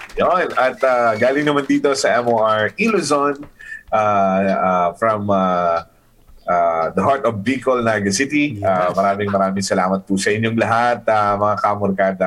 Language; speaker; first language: Filipino; native; Filipino